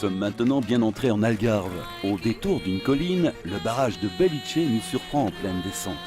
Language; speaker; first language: French; native; French